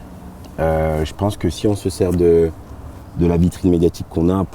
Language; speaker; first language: French; native; French